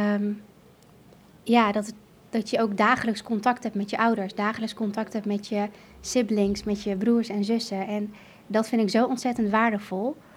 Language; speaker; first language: Dutch; early bilingual, other home language; Kurdish